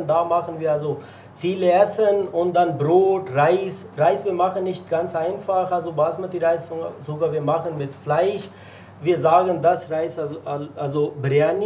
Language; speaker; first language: German; non-native, learner; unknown